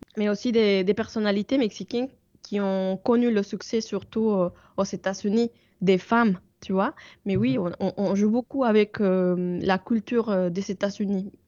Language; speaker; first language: French; non-native, fluent; Spanish